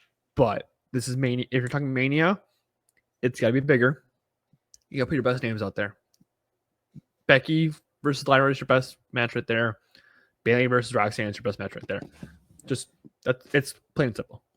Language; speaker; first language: English; native; English